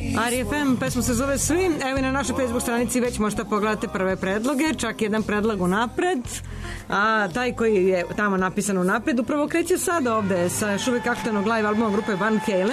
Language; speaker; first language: Serbian; native; Serbian